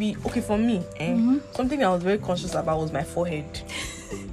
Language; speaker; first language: English; non-native, local second language; Igbo